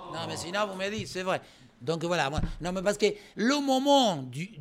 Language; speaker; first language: French; non-native, fluent; Spanish